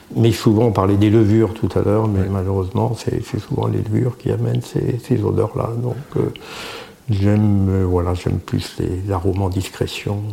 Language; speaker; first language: French; native; French